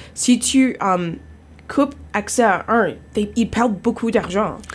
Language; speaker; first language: French; non-native, fluent; English